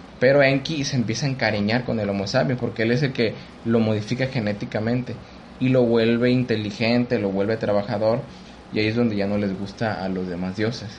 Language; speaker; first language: Spanish; native; Spanish